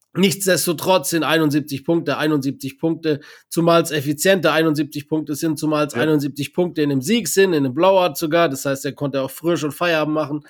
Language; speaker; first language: German; native; German